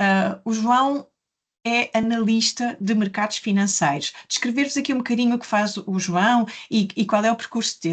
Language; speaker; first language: Portuguese; native; Portuguese